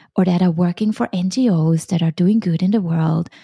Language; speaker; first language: English; non-native, fluent; German